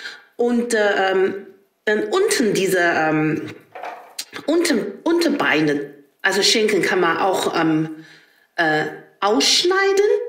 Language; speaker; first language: German; non-native, learner; Chinese